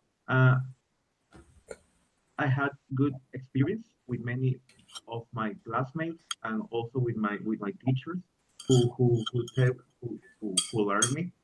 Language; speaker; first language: English; non-native, learner; Spanish